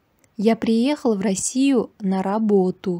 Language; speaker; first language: Russian; non-native, local second language; Uzbek